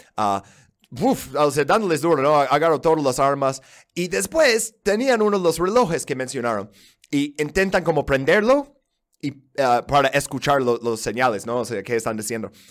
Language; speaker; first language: Spanish; non-native, fluent; English